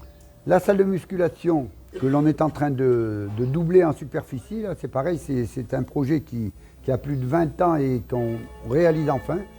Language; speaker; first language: French; native; French